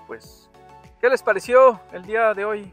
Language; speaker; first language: Spanish; native; Spanish